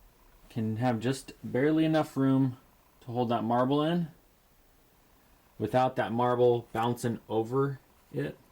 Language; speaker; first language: English; native; English